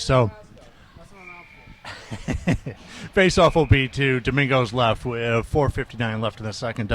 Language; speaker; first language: English; native; English